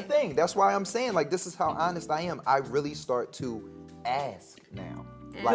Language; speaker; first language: English; native; English